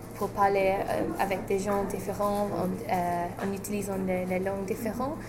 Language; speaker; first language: French; non-native, fluent; English